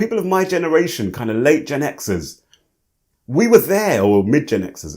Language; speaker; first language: English; native; English